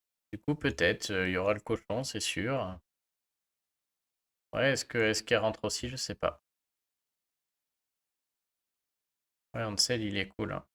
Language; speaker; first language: French; native; French